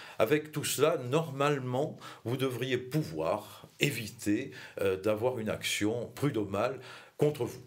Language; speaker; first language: French; native; French